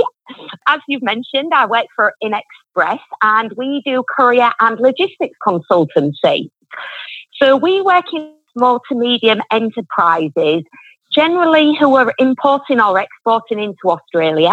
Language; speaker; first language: English; native; English